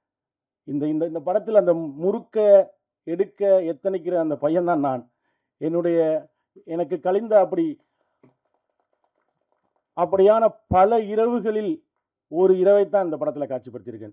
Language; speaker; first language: Tamil; native; Tamil